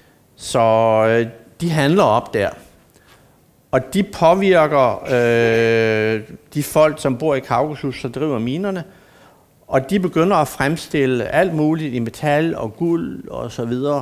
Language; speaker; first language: Danish; native; Danish